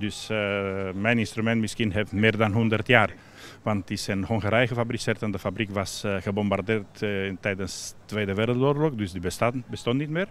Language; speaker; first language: Dutch; non-native, fluent; Romanian